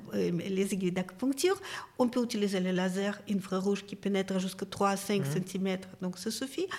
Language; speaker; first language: French; non-native, fluent; Russian